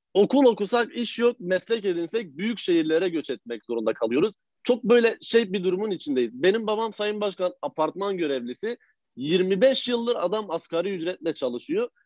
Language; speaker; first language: Turkish; native; Turkish